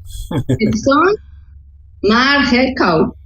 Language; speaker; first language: Dutch; non-native, learner; Spanish